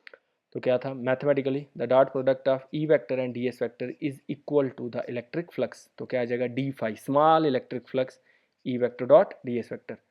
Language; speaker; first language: Hindi; native; Hindi